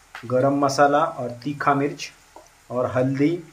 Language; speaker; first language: Hindi; non-native, local second language; Marathi